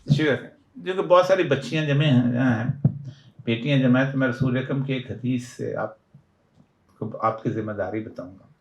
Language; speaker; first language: Urdu; non-native, local second language; Punjabi